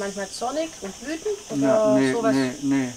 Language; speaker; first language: German; native; German